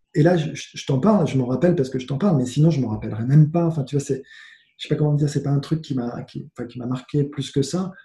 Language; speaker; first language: French; native; French